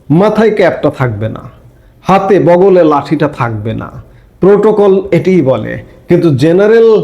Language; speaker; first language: Bangla; native; Bangla